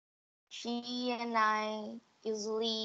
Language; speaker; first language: English; non-native, learner; Vietnamese